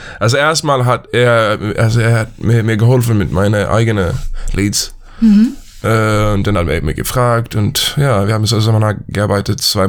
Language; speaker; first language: German; non-native, learner; Swedish